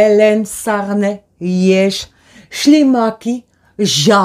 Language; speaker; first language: Polish; non-native, learner; Dutch